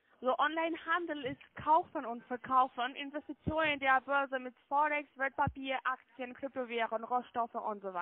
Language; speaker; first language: German; non-native, fluent; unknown